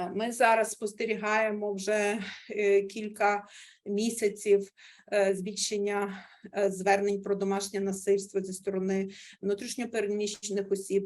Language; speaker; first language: Ukrainian; native; Ukrainian